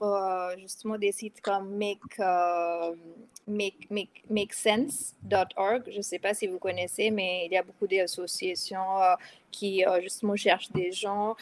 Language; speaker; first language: French; non-native, fluent; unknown